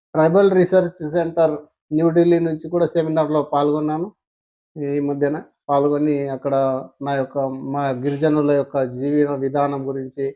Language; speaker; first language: Telugu; non-native, local second language; Gondi